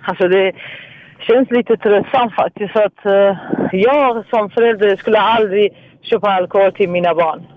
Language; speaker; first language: Swedish; non-native, fluent; Persian